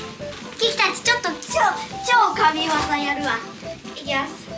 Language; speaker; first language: Japanese; native; Japanese